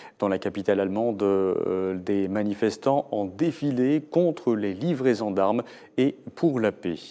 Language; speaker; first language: French; non-native, local second language; Arabic